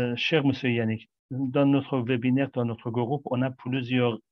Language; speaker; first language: French; non-native, fluent; Persian